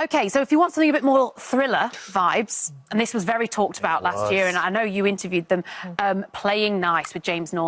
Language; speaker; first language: English; native; English